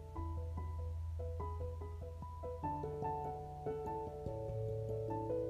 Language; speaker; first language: English; native; English